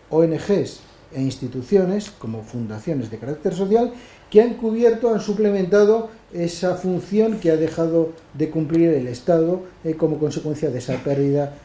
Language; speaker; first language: Spanish; native; Spanish